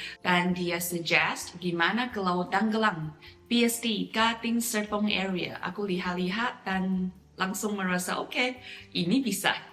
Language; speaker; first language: Indonesian; non-native, fluent; Chinese